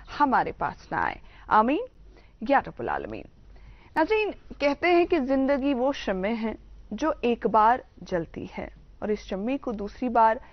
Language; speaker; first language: Hindi; non-native, local second language; Kashmiri